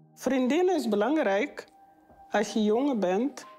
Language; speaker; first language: Dutch; non-native, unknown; Kabuverdianu